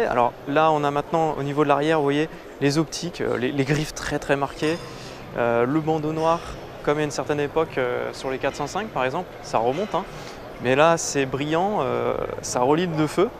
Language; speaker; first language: French; native; French